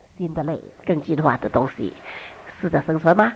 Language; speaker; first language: Chinese; native; Chinese